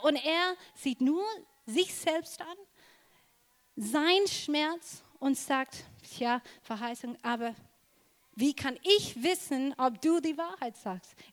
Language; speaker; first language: German; non-native, fluent; English